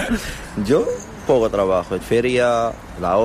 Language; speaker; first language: Spanish; non-native, learner; Arabic